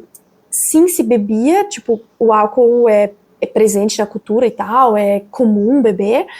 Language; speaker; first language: Portuguese; non-native, fluent; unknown